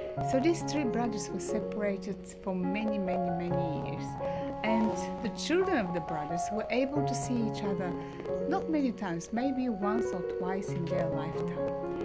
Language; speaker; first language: English; non-native, fluent; Bulgarian